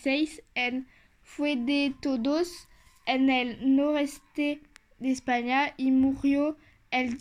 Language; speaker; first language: Spanish; non-native, learner; French